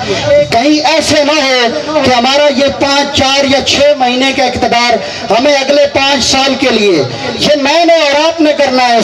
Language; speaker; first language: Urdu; non-native, local second language; Punjabi